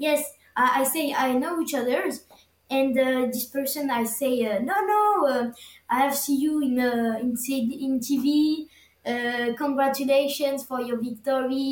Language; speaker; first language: English; non-native, learner; French